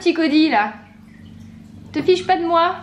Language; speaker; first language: French; native; French